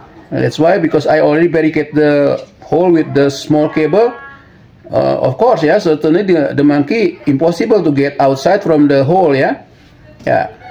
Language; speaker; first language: English; non-native, learner; Indonesian